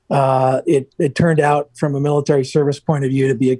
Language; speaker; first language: English; native; English